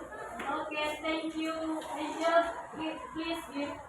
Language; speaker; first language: English; non-native, learner; Indonesian